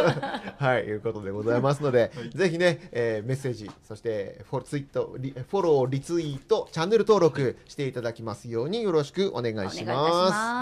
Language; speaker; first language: Japanese; native; Japanese